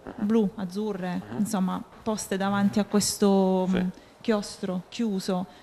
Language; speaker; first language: Italian; native; Italian